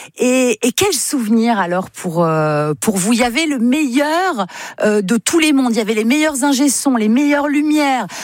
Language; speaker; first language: French; native; French